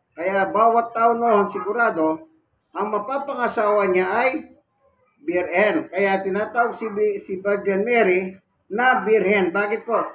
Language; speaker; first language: Filipino; non-native, local second language; Pampanga